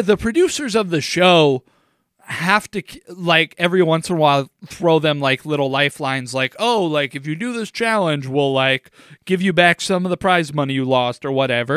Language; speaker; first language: English; native; English